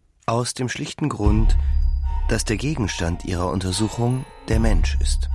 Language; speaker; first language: German; native; German